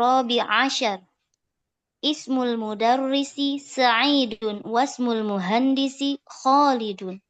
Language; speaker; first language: Arabic; non-native, learner; Indonesian